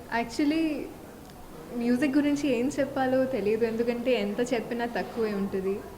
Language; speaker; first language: Telugu; non-native, fluent; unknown